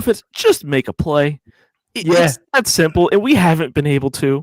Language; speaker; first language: English; native; English